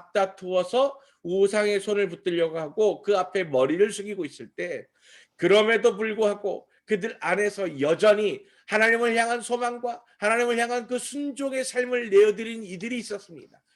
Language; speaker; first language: Korean; native; Korean